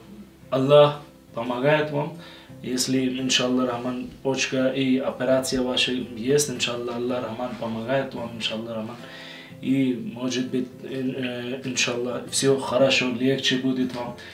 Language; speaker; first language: Russian; non-native, learner; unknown